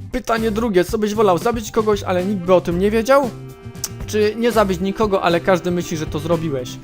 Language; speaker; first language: Polish; native; Polish